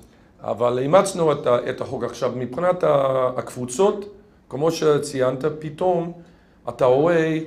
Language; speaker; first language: Hebrew; non-native, fluent; English